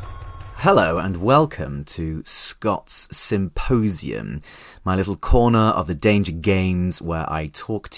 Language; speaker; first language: English; native; English